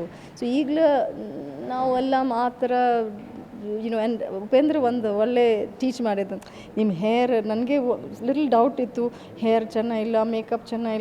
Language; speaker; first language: Kannada; early bilingual, heritage; English